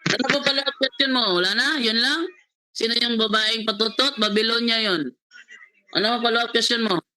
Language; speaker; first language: Filipino; non-native, local second language; Cebuano